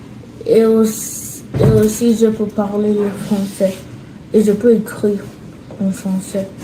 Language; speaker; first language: French; non-native, learner; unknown